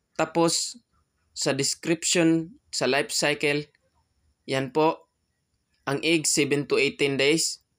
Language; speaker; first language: Filipino; non-native, local second language; Cebuano